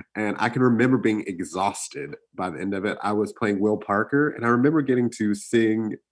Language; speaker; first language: English; native; English